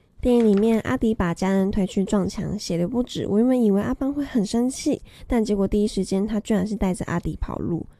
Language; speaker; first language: Chinese; native; Chinese